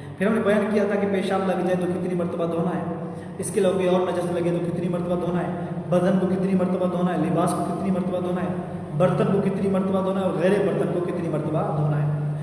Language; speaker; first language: Urdu; non-native, local second language; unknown